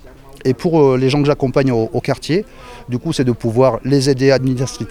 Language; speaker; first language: French; native; French